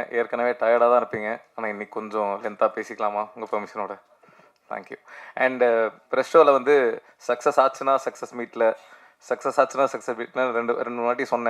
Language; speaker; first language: Tamil; native; Tamil